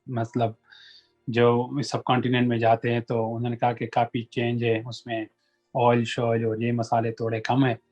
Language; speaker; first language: Urdu; non-native, local second language; Pashto